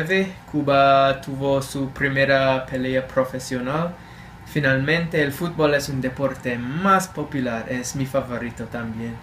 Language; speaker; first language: Spanish; non-native, learner; English